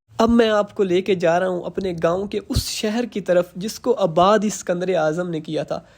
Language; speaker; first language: Urdu; non-native, local second language; Punjabi